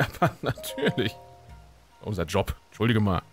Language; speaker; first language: German; native; German